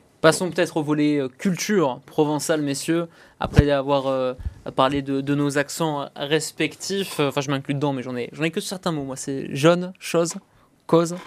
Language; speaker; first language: French; native; French